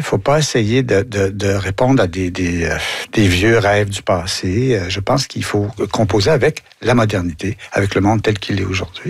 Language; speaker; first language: French; native; French